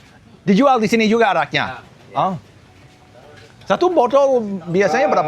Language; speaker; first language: Indonesian; non-native, learner; English